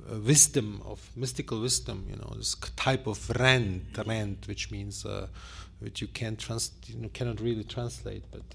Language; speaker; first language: English; non-native, fluent; Turkish